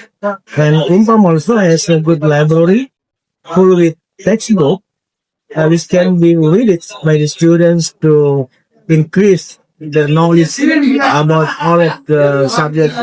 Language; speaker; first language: English; non-native, fluent; Indonesian